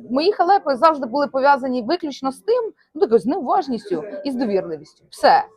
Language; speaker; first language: Ukrainian; native; Ukrainian